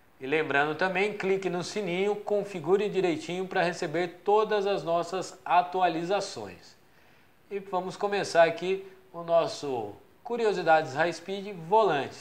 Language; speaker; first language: Portuguese; native; Portuguese